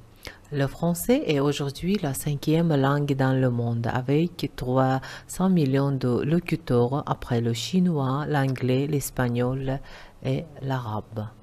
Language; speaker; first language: French; non-native, fluent; Uzbek